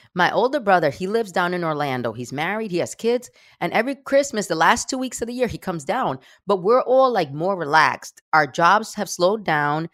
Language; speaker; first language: English; early bilingual, other home language; Spanish